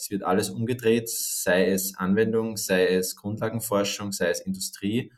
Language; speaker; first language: German; native; German